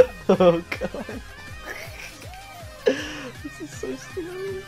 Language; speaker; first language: English; native; English